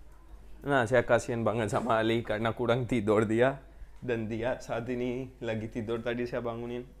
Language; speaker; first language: Indonesian; non-native, fluent; Urdu